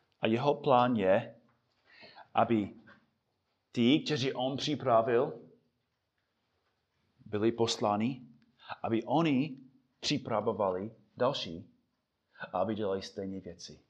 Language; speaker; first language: Czech; non-native, fluent; English